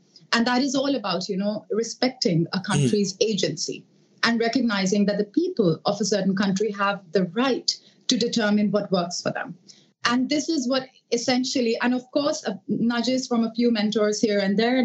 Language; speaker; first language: English; non-native, local second language; Urdu